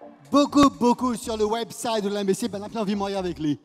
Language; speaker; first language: French; non-native, local second language; Morisyen